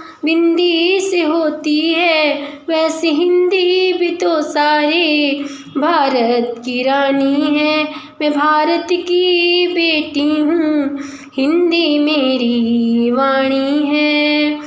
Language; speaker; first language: Hindi; native; Hindi